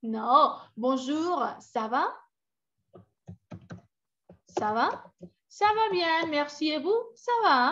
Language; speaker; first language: French; non-native, fluent; Spanish